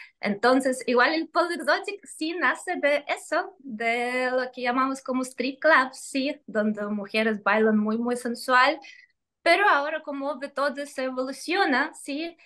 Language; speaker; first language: Spanish; non-native, fluent; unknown